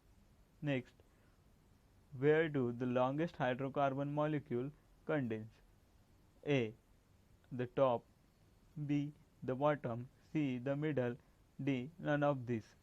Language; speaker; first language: English; non-native, local second language; Marathi